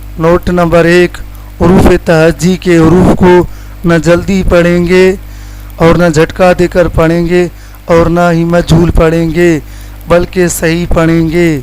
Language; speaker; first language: Urdu; non-native, local second language; Sindhi